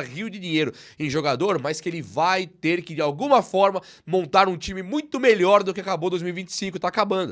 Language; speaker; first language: Portuguese; native; Portuguese